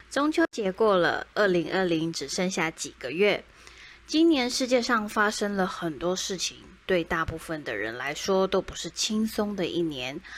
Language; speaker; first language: Chinese; early bilingual, heritage; Chinese